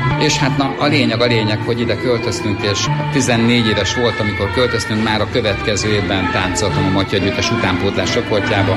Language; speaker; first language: Hungarian; native; Hungarian